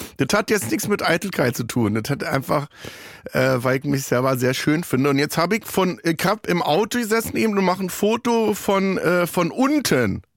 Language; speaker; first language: German; native; German